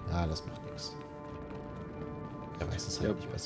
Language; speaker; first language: German; native; German